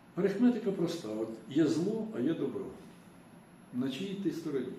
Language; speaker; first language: Ukrainian; native; Ukrainian